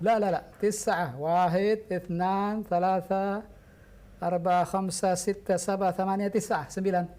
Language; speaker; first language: Arabic; non-native, fluent; Indonesian